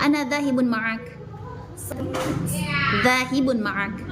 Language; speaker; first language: Arabic; non-native, fluent; Indonesian